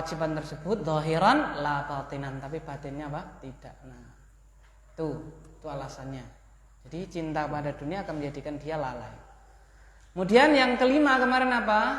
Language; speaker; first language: Indonesian; native; Indonesian